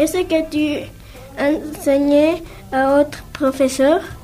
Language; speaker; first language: French; non-native, learner; Spanish